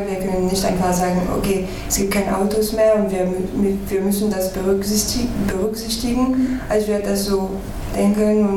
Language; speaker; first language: German; non-native, fluent; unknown